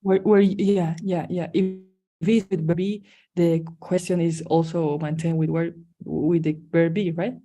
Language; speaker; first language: English; non-native, learner; Spanish